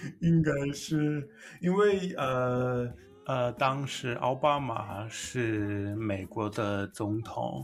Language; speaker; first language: Chinese; non-native, learner; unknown